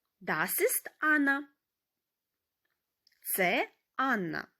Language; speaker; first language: German; non-native, fluent; Ukrainian